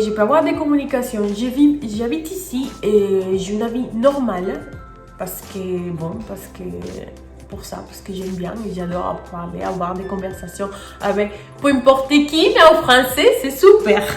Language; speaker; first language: French; non-native, fluent; Spanish